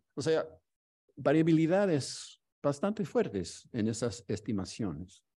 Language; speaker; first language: Spanish; non-native, fluent; English